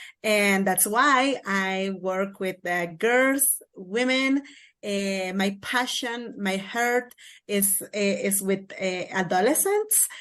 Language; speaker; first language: English; non-native, learner; Kaqchikel